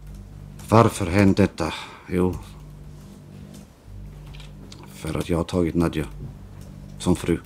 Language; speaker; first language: Swedish; non-native, fluent; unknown